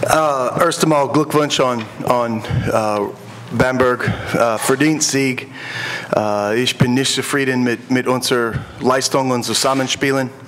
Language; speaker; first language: German; non-native, learner; English